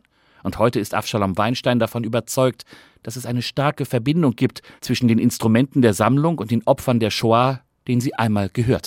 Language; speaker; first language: German; native; German